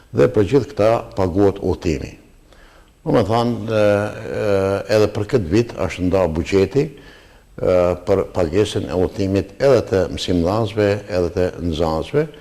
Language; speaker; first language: Albanian; native; Albanian